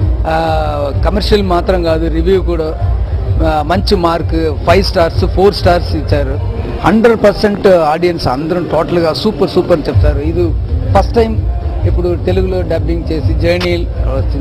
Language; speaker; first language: Telugu; non-native, learner; Tamil